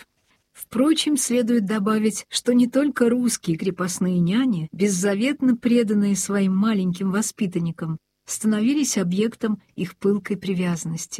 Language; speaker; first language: Russian; native; Russian